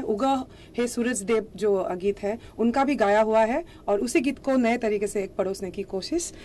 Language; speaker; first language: Hindi; non-native, local second language; Assamese